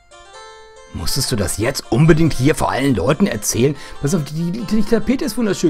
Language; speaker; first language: German; native; German